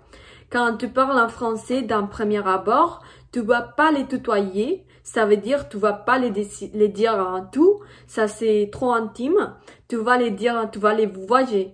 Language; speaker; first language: French; non-native, fluent; Spanish